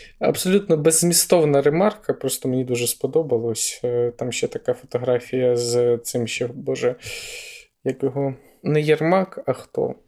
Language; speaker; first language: Ukrainian; native; Ukrainian